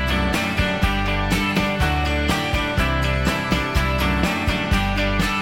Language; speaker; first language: English; native; English